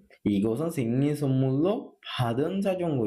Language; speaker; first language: Korean; non-native, fluent; Sinhala